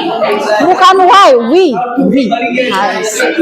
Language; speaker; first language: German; non-native, learner; Indonesian